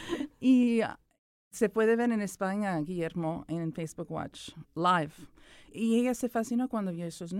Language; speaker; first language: Spanish; early bilingual, heritage; Spanish